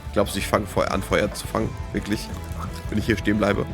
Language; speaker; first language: German; native; German